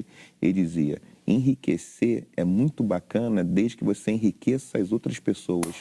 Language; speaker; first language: Portuguese; native; Portuguese